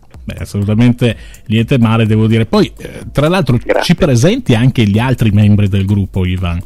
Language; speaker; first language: Italian; native; Italian